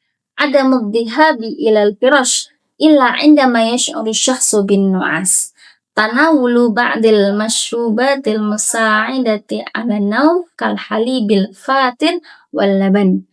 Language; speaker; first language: Arabic; non-native, learner; Indonesian